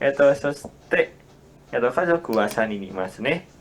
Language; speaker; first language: Japanese; non-native, fluent; Indonesian